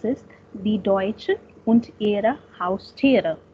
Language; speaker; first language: German; non-native, fluent; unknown